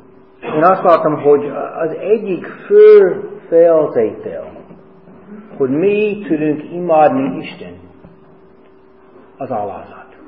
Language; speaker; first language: Hungarian; non-native, fluent; English